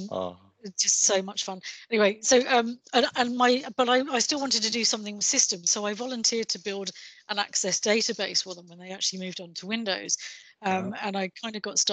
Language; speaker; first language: English; native; English